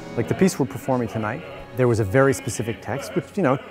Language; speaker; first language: English; native; English